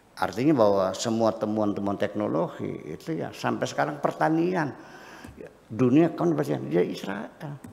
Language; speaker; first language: Indonesian; non-native, local second language; Javanese